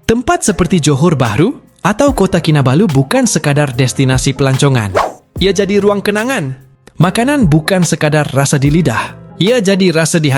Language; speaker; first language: Malay; native; Malay